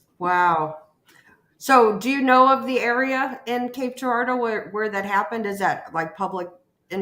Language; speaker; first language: English; native; English